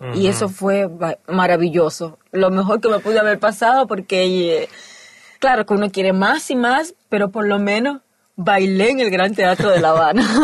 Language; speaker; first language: Spanish; native; Spanish